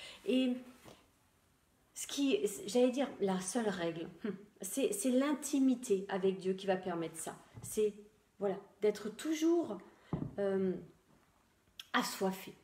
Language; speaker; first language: French; native; French